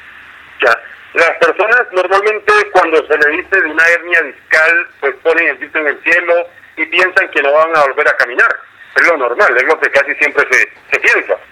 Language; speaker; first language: Spanish; native; Spanish